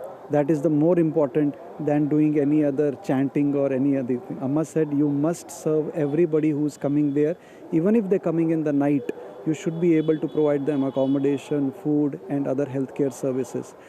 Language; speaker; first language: English; non-native, local second language; Malayalam